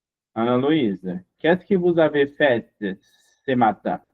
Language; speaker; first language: French; non-native, fluent; Portuguese